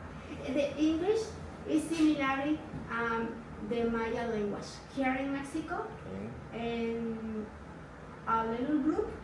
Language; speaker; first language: English; non-native, learner; Spanish